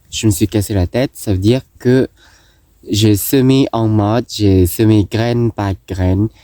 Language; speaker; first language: French; non-native, fluent; Thai